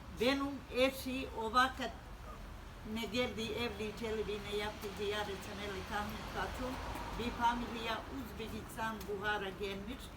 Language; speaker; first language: Turkish; non-native, local second language; Bosnian